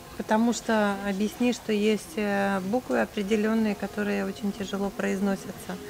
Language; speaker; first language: Russian; native; Russian